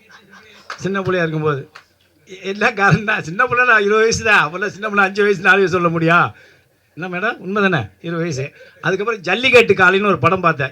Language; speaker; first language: Tamil; native; Tamil